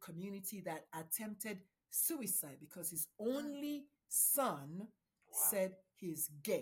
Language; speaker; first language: English; non-native, local second language; Igbo